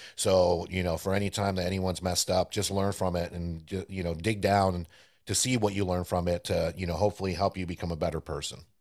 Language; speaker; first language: English; early bilingual, other home language; Spanish